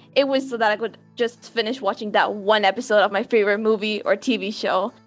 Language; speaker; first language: English; non-native, local second language; Urdu